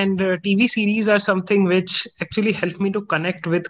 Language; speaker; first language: English; non-native, local second language; Hindi